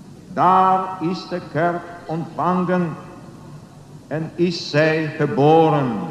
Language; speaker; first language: Dutch; non-native, learner; Polish